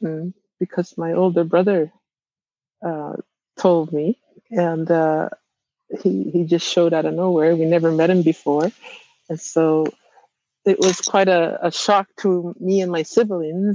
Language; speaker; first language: English; non-native, fluent; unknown